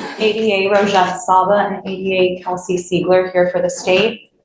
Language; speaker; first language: English; native; English